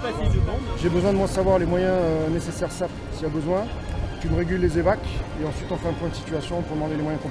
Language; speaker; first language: French; native; French